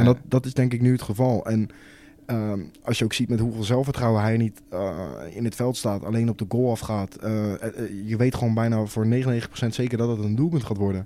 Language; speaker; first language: Dutch; native; Dutch